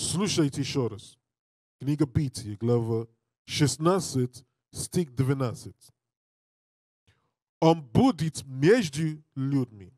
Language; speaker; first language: Russian; non-native, learner; English